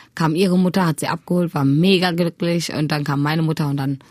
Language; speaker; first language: German; non-native, fluent; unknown